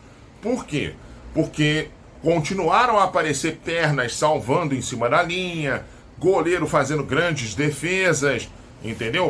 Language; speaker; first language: Portuguese; native; Portuguese